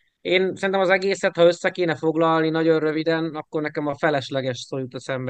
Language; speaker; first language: Hungarian; native; Hungarian